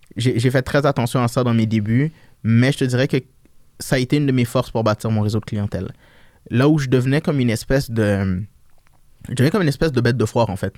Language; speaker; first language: French; early bilingual, other home language; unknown